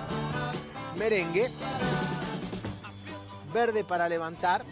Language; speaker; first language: Spanish; native; Spanish